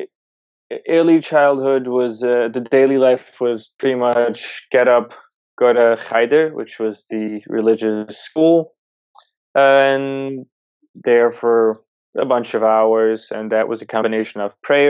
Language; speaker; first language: English; early bilingual, other home language; Yiddish